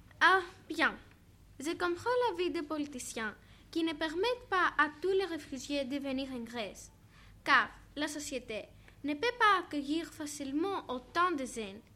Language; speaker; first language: French; non-native, learner; Greek